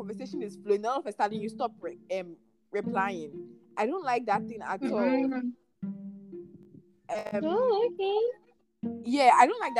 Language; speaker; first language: English; non-native, local second language; Akan